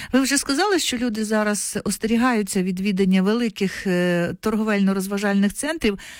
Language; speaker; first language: Ukrainian; native; Ukrainian